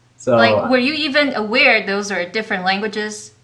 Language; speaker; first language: English; non-native, fluent; Chinese